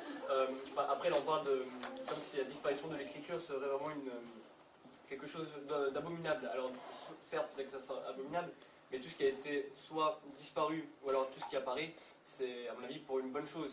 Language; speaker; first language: French; native; French